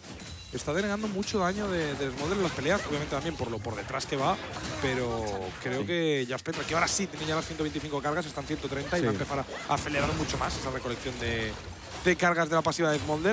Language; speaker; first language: Spanish; native; Spanish